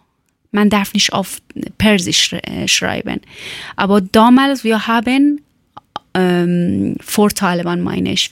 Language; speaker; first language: German; non-native, learner; Persian